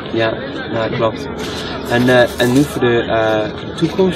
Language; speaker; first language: Dutch; non-native, fluent; English